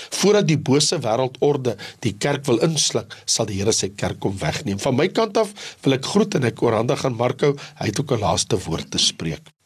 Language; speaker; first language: Afrikaans; native; Afrikaans